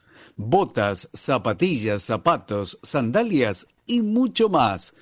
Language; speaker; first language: Spanish; native; Spanish